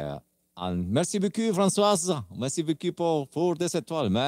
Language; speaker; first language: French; non-native, learner; Spanish